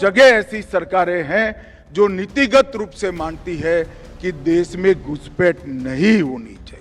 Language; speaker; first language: Hindi; non-native, local second language; Gujarati